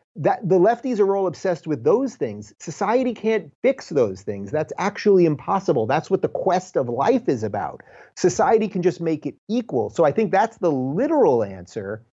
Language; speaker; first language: English; native; English